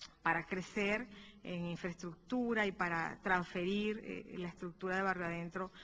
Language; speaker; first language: Spanish; native; Spanish